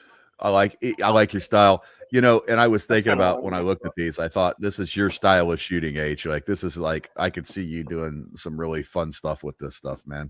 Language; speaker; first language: English; native; English